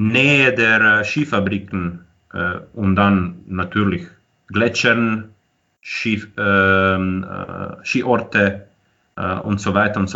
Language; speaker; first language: German; non-native, fluent; Croatian